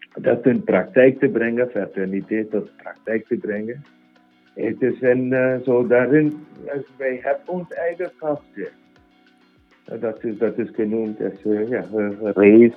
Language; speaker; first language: Dutch; non-native, fluent; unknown